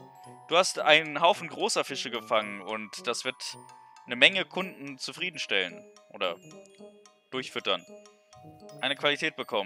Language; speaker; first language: German; native; German